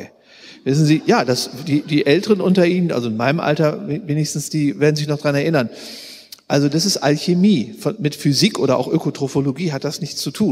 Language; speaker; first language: German; native; German